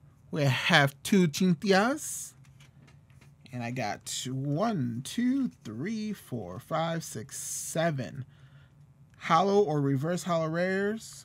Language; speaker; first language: English; native; English